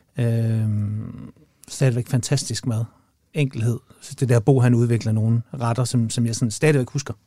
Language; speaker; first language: Danish; native; Danish